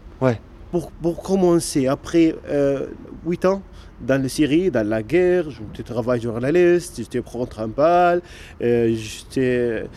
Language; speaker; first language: French; non-native, learner; Arabic